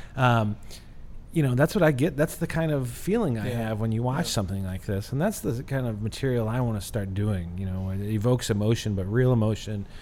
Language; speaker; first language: English; native; English